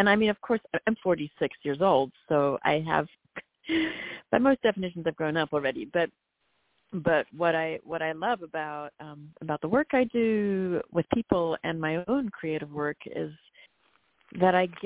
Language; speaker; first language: English; native; English